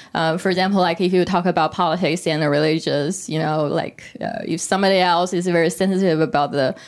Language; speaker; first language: English; non-native, fluent; Korean